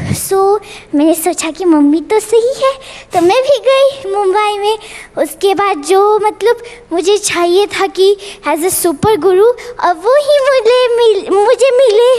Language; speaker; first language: Hindi; non-native, local second language; Bangla